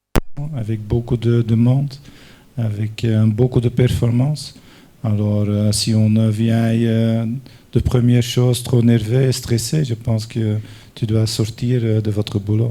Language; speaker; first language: French; non-native, fluent; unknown